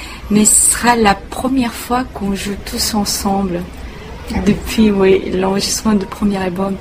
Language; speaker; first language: French; non-native, fluent; Korean